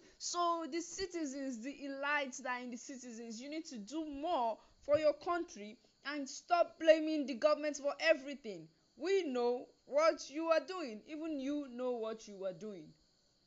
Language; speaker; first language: English; non-native, local second language; Yoruba